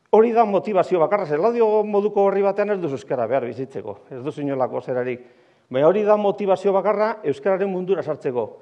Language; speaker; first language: Basque; non-native, local second language; Spanish